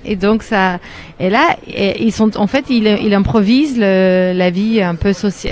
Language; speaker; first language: French; non-native, fluent; Armenian